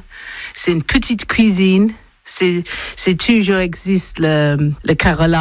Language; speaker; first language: French; non-native, learner; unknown